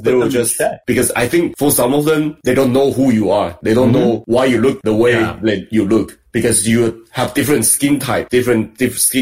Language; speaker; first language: English; non-native, fluent; Chinese